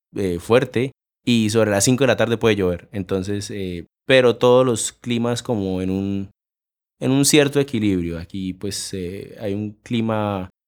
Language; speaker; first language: Spanish; native; Spanish